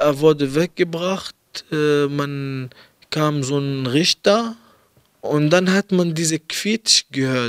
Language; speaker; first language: German; early bilingual, other home language; Arabic